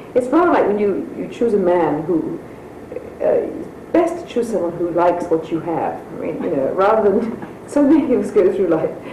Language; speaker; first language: English; native; English